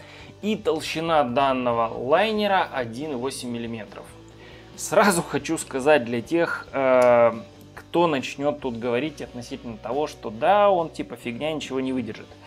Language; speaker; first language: Russian; native; Russian